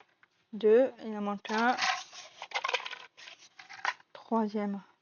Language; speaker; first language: French; native; French